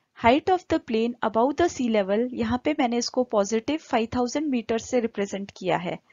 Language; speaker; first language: Hindi; native; Hindi